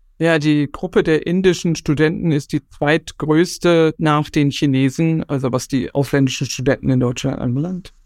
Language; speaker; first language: German; native; German